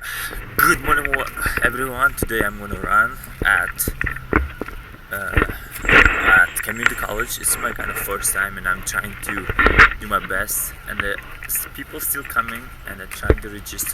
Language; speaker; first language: English; non-native, learner; Kazakh